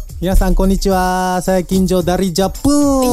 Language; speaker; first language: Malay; non-native, learner; Japanese